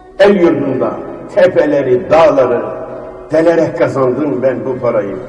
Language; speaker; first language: Turkish; native; Turkish